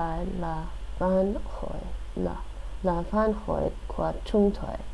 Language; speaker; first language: Vietnamese; non-native, learner; English